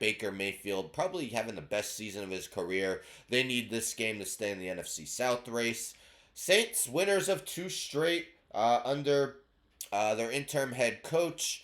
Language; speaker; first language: English; native; English